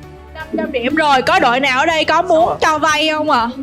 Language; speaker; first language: Vietnamese; native; Vietnamese